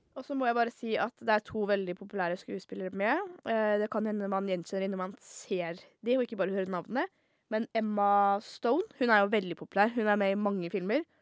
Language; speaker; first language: Norwegian; native; Norwegian